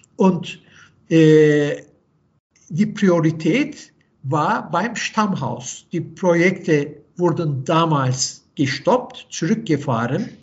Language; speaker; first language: German; non-native, fluent; Turkish